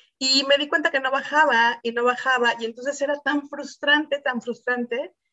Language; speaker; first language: Spanish; native; Spanish